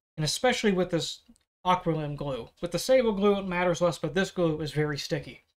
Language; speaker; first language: English; native; English